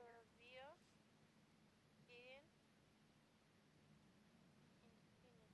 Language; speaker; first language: German; non-native, learner; Macedonian